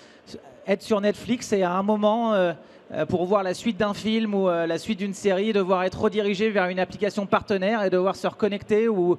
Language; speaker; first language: French; native; French